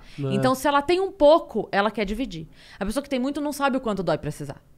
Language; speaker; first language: Portuguese; native; Portuguese